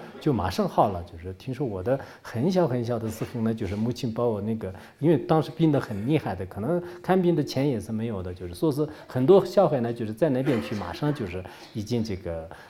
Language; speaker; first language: Chinese; non-native, local second language; Tibetan